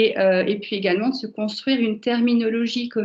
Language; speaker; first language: French; native; French